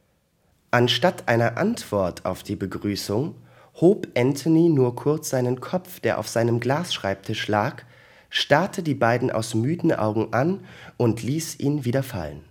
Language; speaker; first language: German; native; German